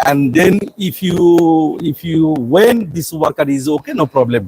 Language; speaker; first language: English; non-native, local second language; Bangla